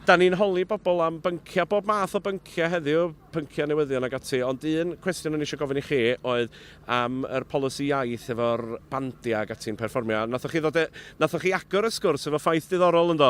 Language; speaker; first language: Welsh; native; Welsh